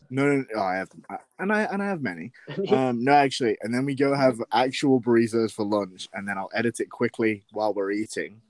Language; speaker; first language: English; native; English